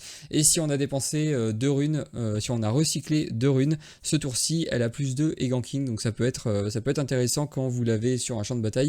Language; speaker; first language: French; native; French